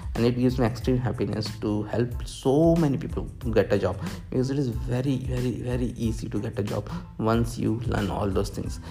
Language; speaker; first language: English; non-native, local second language; Hindi